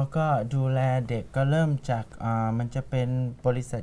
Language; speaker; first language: Thai; non-native, fluent; English